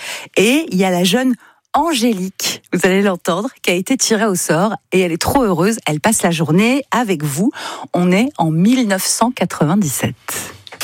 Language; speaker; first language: French; native; French